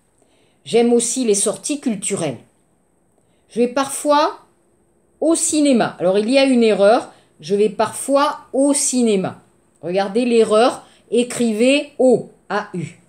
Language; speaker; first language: French; native; French